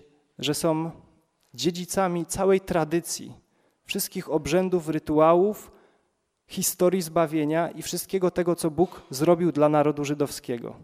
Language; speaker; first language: Polish; native; Polish